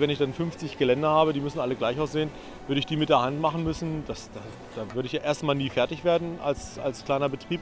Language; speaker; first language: German; native; German